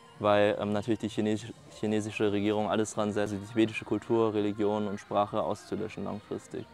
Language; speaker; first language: German; early bilingual, other home language; Tibetan